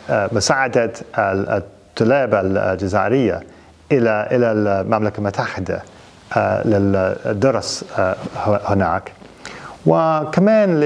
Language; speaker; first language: Arabic; non-native, fluent; English